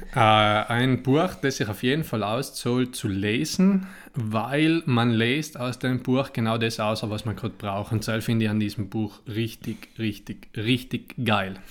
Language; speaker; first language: German; native; German